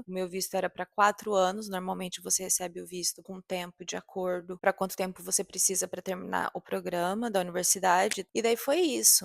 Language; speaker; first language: Portuguese; native; Portuguese